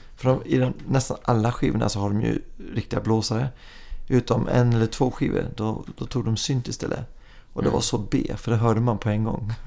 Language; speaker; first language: Swedish; early bilingual, other home language; English